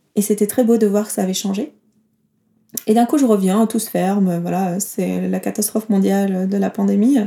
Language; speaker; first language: French; native; French